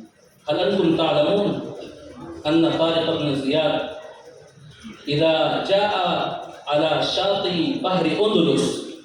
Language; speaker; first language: Arabic; non-native, fluent; Urdu